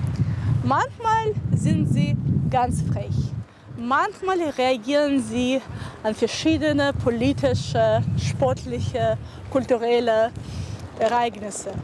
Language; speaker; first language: German; non-native, fluent; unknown